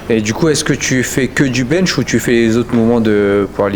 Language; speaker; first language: French; native; French